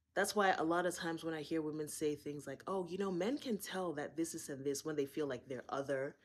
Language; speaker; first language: English; native; English